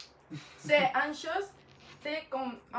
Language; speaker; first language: French; non-native, learner; Spanish